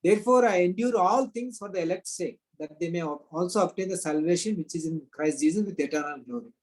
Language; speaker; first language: English; non-native, local second language; Telugu